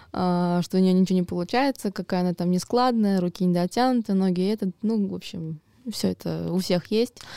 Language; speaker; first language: Russian; native; Russian